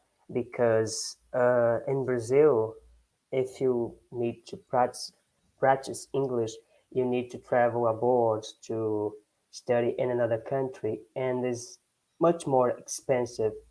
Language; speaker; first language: English; non-native, learner; Portuguese